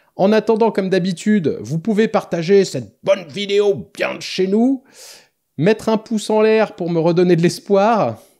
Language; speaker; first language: French; native; French